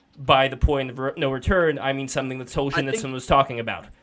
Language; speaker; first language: English; non-native, fluent; Russian